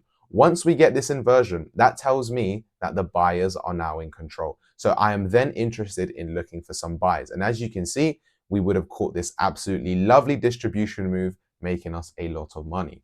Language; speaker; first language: English; native; English